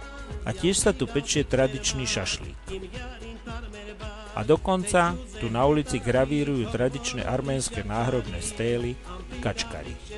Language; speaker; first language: Slovak; native; Slovak